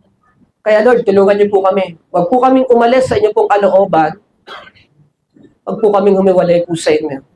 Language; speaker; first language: Filipino; native; Filipino